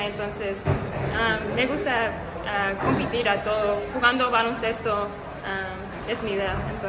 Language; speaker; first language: Spanish; early bilingual, heritage; English